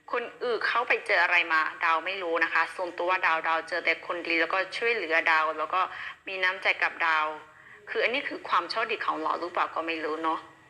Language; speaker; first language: Thai; non-native, fluent; Karen languages